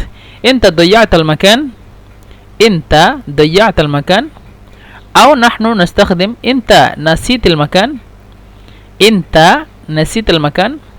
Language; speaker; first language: Arabic; non-native, fluent; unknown